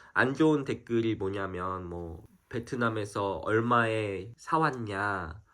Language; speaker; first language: Korean; native; Korean